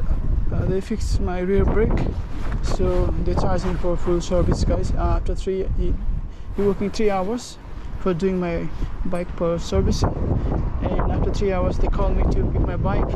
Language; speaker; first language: English; non-native, learner; Nepali